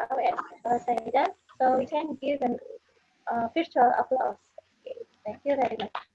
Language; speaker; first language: English; non-native, fluent; Indonesian